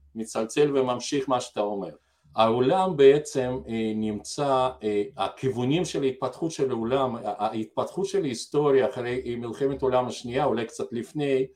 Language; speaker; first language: Hebrew; non-native, fluent; Russian